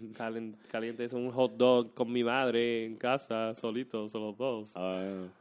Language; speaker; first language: Spanish; non-native, fluent; English